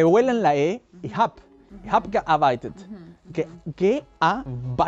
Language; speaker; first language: German; non-native, learner; Spanish